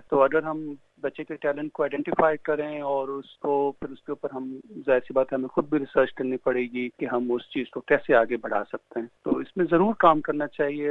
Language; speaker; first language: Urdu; native; Urdu